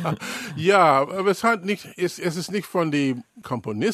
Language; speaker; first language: German; non-native, learner; English